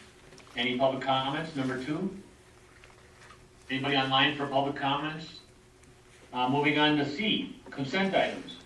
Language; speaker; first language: English; native; English